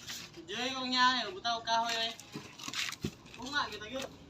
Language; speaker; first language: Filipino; non-native, local second language; Cebuano